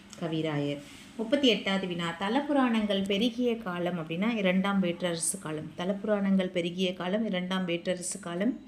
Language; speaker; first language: Tamil; native; Tamil